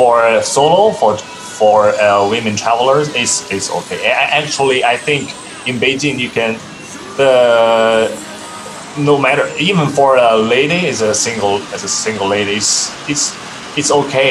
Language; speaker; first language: English; non-native, fluent; Chinese